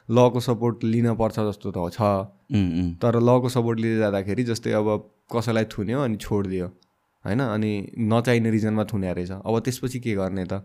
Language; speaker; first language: Nepali; non-native, local second language; Bhojpuri